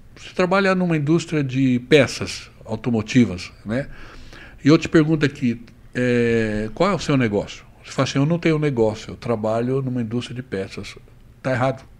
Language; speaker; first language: Portuguese; native; Portuguese